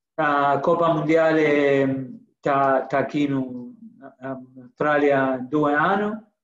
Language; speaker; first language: Italian; non-native, fluent; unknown